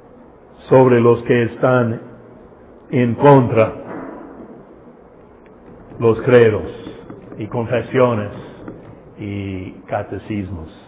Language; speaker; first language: Spanish; non-native, fluent; English